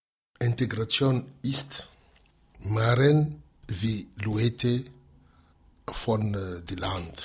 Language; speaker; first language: German; non-native, learner; Malagasy